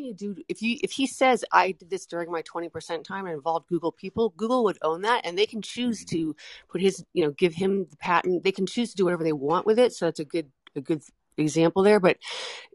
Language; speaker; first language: English; non-native, fluent; Portuguese